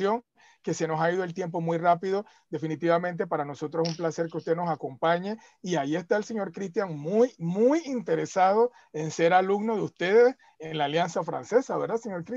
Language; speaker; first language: Spanish; native; Spanish